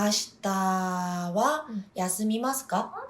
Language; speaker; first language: Japanese; non-native, learner; Korean